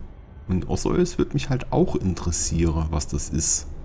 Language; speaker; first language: German; native; German